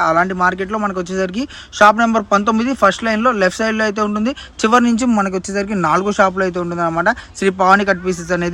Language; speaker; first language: Telugu; native; Telugu